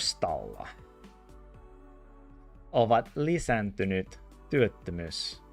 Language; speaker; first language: Finnish; non-native, learner; English